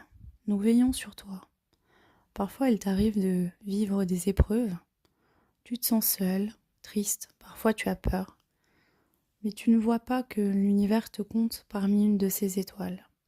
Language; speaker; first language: French; native; French